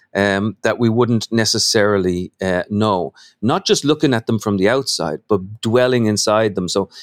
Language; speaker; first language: English; native; English